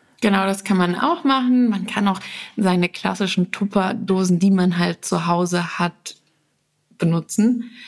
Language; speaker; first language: German; early bilingual, other home language; Serbian